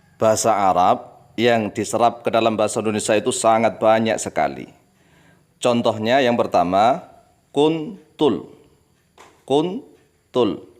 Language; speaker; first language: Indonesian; native; Indonesian